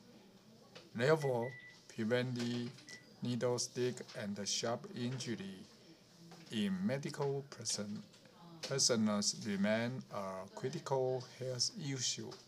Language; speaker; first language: English; non-native, learner; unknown